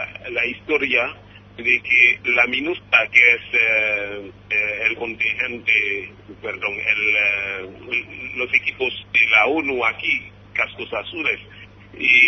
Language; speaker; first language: Spanish; non-native, fluent; Haitian Creole